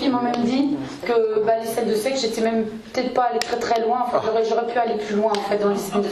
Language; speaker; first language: French; native; French